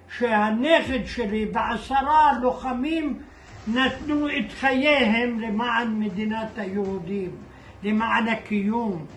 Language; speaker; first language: Hebrew; non-native, local second language; Arabic